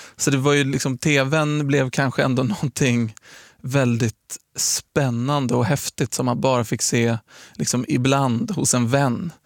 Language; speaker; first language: Swedish; native; Swedish